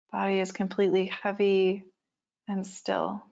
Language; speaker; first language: English; native; English